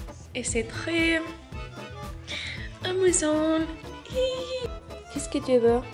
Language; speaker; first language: French; non-native, learner; Spanish